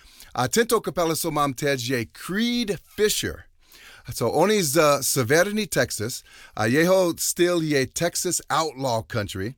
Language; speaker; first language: Czech; non-native, learner; English